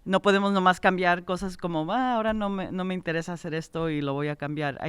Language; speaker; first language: Spanish; early bilingual, heritage; Spanish